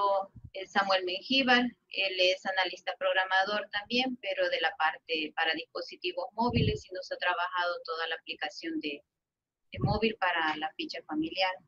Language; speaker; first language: Spanish; native; Spanish